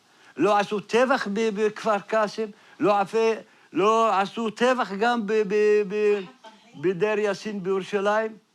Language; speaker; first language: Hebrew; non-native, local second language; Arabic